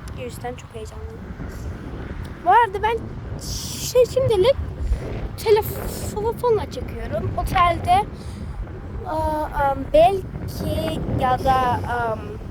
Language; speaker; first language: Turkish; early bilingual, heritage; Turkish